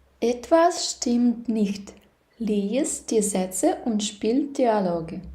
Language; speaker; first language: German; non-native, fluent; Ukrainian